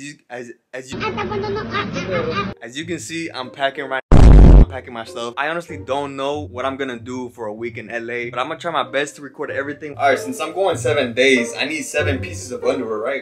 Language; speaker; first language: English; early bilingual, other home language; Spanish